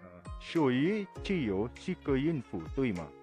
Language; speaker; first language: Chinese; non-native, learner; Indonesian